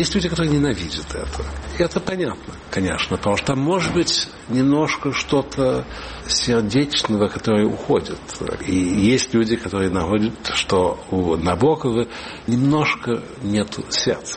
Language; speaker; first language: Russian; early bilingual, heritage; Russian